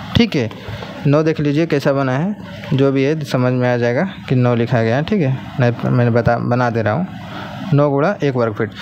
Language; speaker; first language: Hindi; native; Hindi